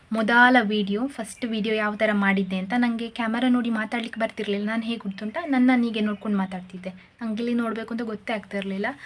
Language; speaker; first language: Kannada; native; Kannada